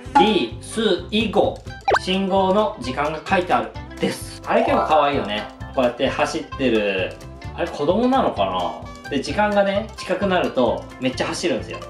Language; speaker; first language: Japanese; native; Japanese